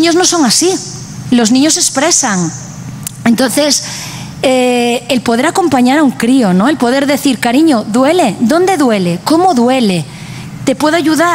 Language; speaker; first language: Spanish; native; Spanish